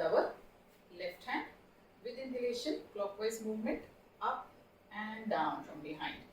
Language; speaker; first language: English; non-native, local second language; Marathi